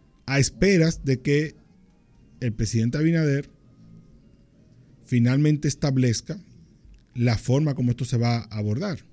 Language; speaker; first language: Spanish; native; Spanish